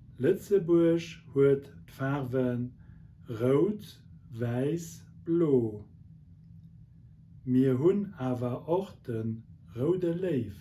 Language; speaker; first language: German; non-native, local second language; Luxembourgish